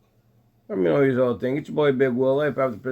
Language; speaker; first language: English; native; English